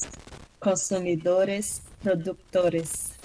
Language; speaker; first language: Spanish; non-native, learner; Portuguese